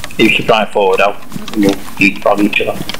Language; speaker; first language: English; native; English